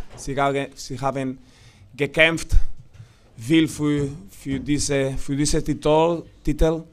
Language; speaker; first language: German; non-native, fluent; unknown